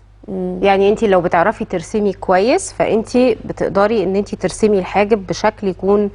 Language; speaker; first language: Arabic; native; Arabic